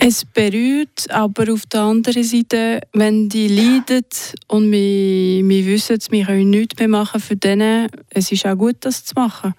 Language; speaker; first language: German; non-native, local second language; French